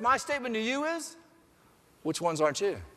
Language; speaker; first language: English; native; English